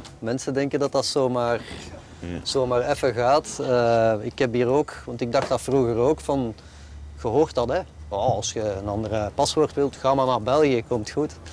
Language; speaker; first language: Dutch; native; Dutch